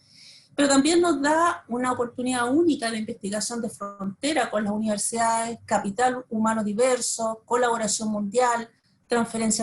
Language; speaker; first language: Spanish; native; Spanish